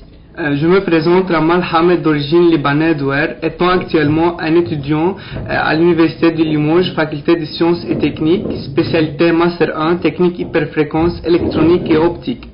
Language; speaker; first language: French; non-native, local second language; Arabic